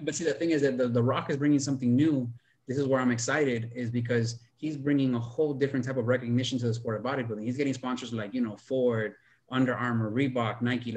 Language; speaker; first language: English; early bilingual, other home language; Spanish